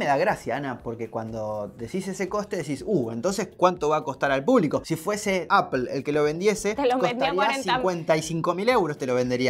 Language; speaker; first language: Spanish; native; Spanish